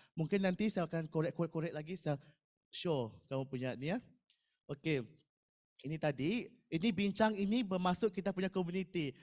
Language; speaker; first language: Malay; non-native, local second language; Iban